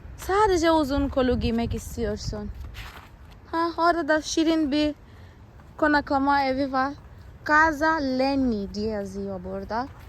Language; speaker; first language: Turkish; non-native, fluent; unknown